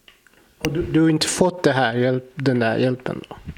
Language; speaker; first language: Swedish; non-native, fluent; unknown